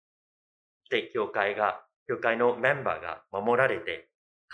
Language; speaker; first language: Japanese; non-native, fluent; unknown